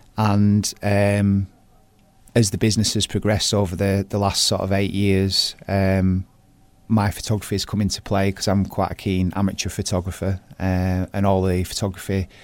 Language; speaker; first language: English; native; English